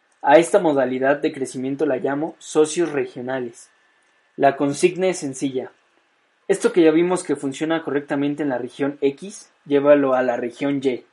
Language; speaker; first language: Spanish; native; Spanish